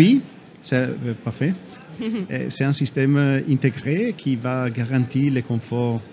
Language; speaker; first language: French; non-native, fluent; Italian